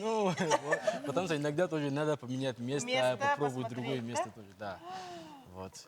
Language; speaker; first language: Russian; non-native, learner; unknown